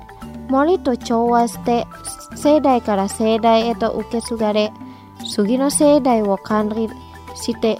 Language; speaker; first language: Japanese; non-native, fluent; Indonesian